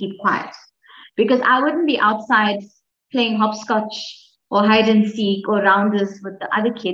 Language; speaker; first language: English; native; English